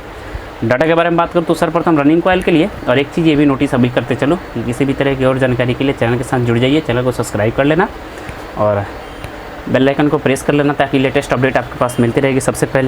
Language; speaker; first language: Hindi; native; Hindi